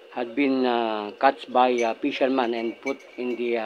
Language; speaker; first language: English; non-native, local second language; Filipino